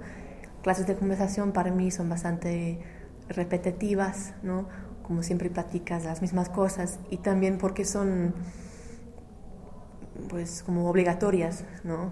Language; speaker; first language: Spanish; non-native, fluent; English